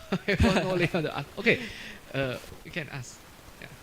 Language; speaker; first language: English; non-native, fluent; Indonesian